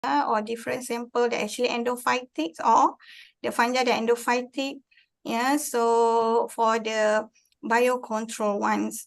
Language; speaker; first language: English; non-native, fluent; Malay